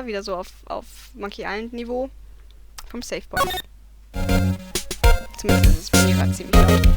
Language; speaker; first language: German; native; German